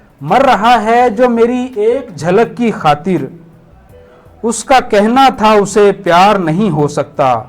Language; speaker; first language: Urdu; non-native, local second language; Punjabi